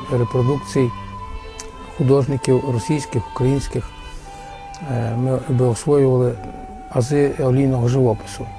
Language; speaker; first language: Ukrainian; native; Ukrainian